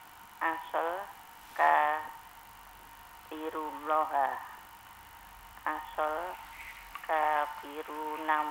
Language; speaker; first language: Arabic; non-native, learner; Indonesian